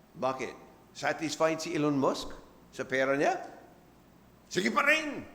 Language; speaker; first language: Filipino; non-native, fluent; English